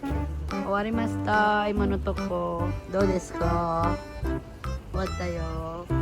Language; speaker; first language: Japanese; non-native, learner; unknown